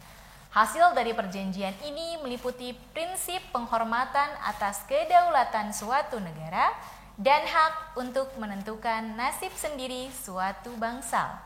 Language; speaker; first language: Indonesian; native; Indonesian